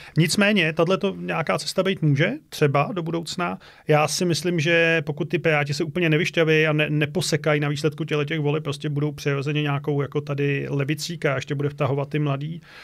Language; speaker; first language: Czech; native; Czech